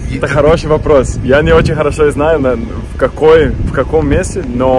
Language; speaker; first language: Russian; non-native, fluent; Portuguese